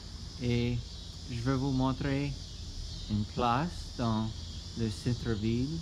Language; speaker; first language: French; non-native, learner; English